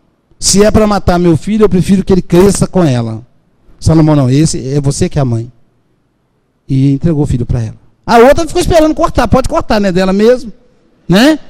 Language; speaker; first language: Portuguese; native; Portuguese